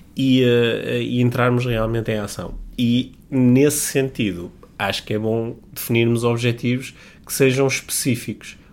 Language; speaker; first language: Portuguese; native; Portuguese